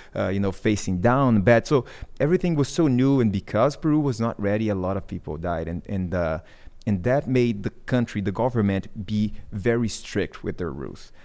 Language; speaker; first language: English; non-native, fluent; Portuguese